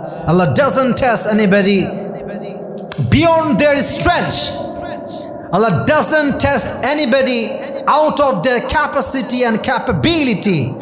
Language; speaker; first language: English; non-native, local second language; Bangla